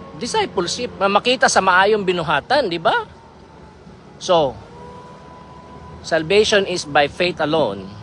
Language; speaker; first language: Cebuano; non-native, local second language; Iloko